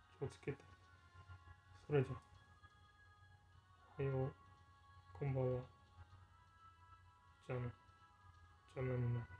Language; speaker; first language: Japanese; non-native, learner; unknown